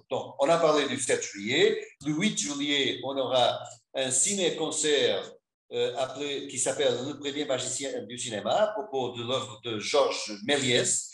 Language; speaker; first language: French; non-native, fluent; Portuguese